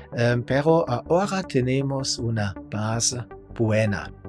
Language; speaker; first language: Spanish; non-native, fluent; German